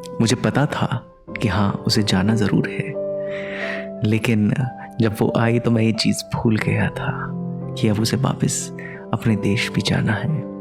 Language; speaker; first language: Hindi; native; Hindi